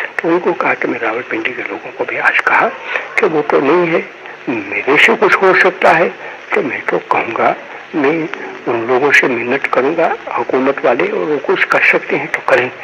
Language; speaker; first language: Hindi; non-native, local second language; Gujarati